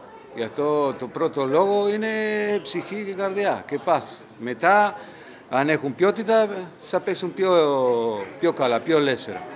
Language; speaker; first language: Greek; non-native, fluent; Spanish